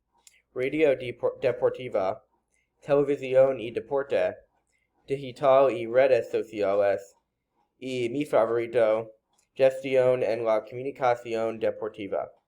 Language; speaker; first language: Spanish; non-native, learner; English